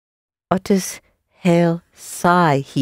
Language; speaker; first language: Dutch; non-native, learner; English